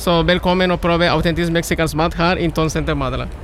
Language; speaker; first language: Norwegian; non-native, learner; Spanish